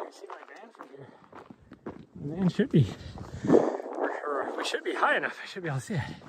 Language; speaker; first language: English; native; English